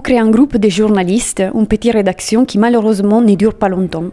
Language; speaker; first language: French; native; French